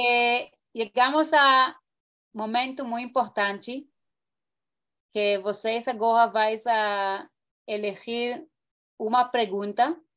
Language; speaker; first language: Portuguese; non-native, learner; Spanish